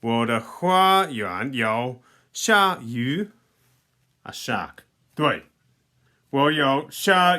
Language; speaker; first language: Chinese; non-native, fluent; English